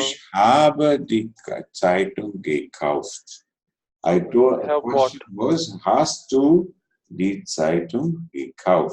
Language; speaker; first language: German; non-native, fluent; Telugu